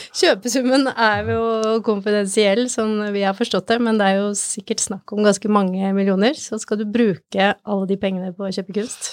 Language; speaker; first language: Norwegian; native; Norwegian